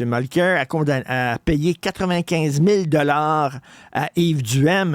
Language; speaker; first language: French; native; French